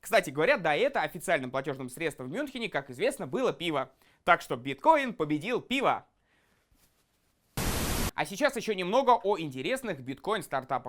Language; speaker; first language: Russian; native; Russian